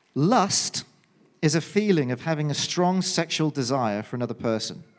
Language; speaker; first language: English; native; English